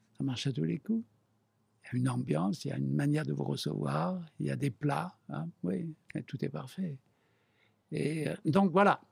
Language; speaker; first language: French; native; French